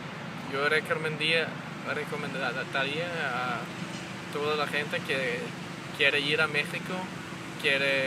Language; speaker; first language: Spanish; non-native, learner; Danish